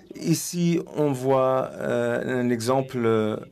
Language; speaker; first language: French; non-native, fluent; Swedish